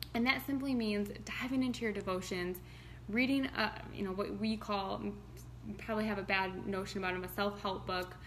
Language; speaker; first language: English; native; English